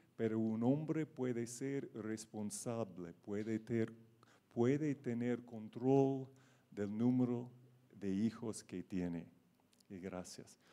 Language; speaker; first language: Spanish; non-native, fluent; English